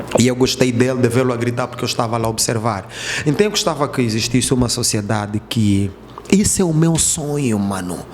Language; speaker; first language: Portuguese; native; Portuguese